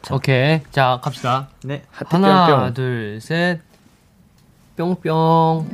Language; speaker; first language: Korean; native; Korean